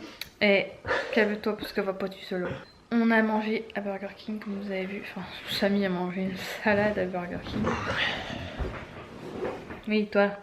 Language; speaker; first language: French; native; French